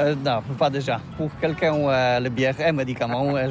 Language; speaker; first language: French; non-native, learner; Polish